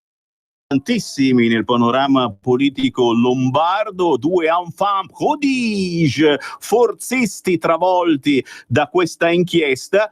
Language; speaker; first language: Italian; native; Italian